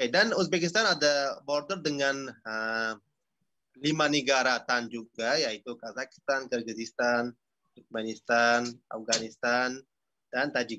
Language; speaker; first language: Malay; non-native, fluent; Uzbek